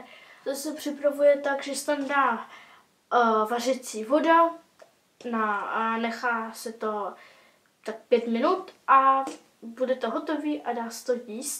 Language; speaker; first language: Czech; early bilingual, heritage; Czech